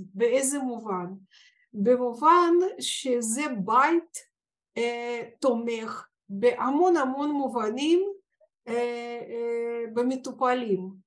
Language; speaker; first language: Hebrew; non-native, fluent; Russian